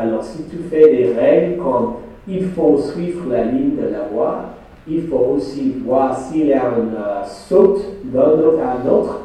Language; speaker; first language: French; non-native, fluent; English